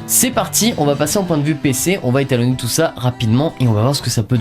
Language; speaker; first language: French; native; French